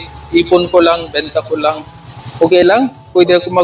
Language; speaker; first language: Filipino; non-native, learner; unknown